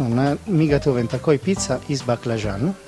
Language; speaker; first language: Russian; non-native, learner; Italian